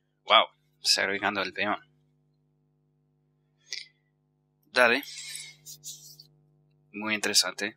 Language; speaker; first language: Spanish; non-native, fluent; English